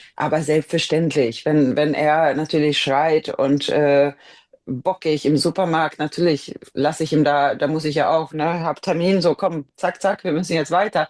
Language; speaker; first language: German; non-native, fluent; Swedish